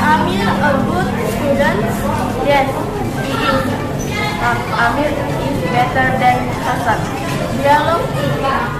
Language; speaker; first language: English; non-native, learner; Indonesian